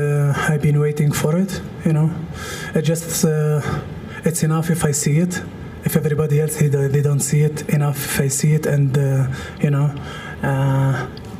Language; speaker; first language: English; non-native, fluent; Russian